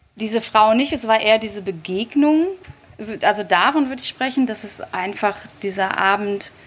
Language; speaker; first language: German; native; German